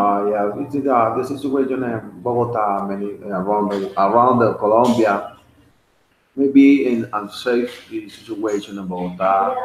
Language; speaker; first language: English; non-native, learner; Spanish